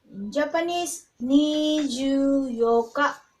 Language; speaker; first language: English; non-native, local second language; Filipino